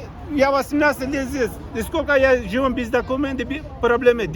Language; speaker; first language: Russian; non-native, learner; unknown